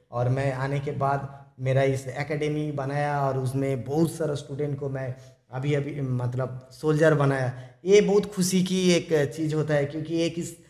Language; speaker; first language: Hindi; non-native, local second language; Bangla